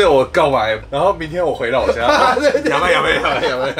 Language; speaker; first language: Chinese; native; Chinese